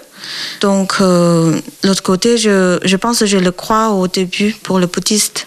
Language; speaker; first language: French; non-native, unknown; Chinese